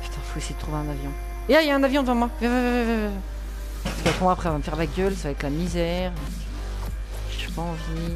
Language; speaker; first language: French; native; French